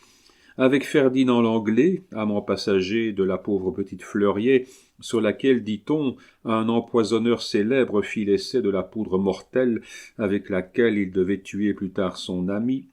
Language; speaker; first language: French; native; French